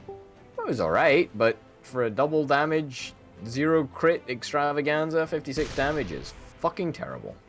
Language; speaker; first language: English; native; English